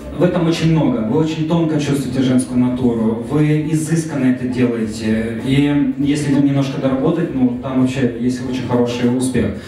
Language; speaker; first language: Russian; native; Russian